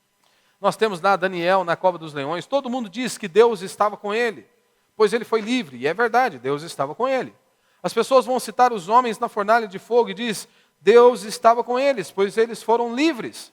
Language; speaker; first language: Portuguese; native; Portuguese